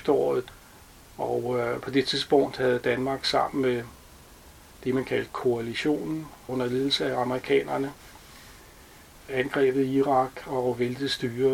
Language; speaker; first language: Danish; native; Danish